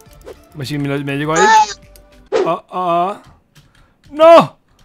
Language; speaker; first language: Spanish; native; Spanish